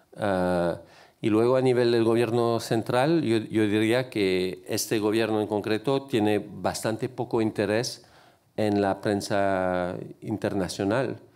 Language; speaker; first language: Spanish; non-native, fluent; French